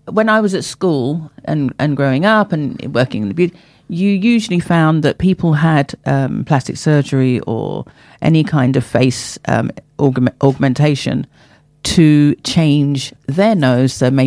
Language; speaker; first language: English; native; English